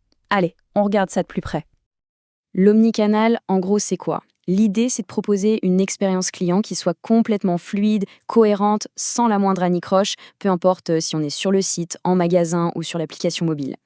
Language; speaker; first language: French; native; French